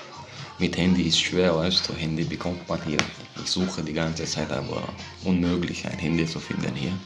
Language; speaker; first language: German; non-native, fluent; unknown